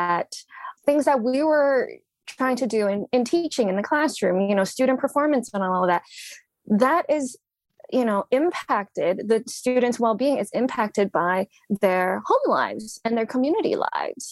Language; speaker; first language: English; non-native, local second language; Cantonese